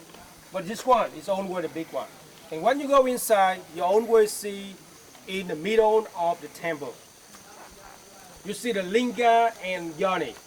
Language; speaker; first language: English; non-native, fluent; Vietnamese